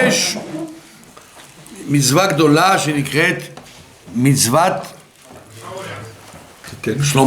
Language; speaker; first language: Hebrew; non-native, fluent; French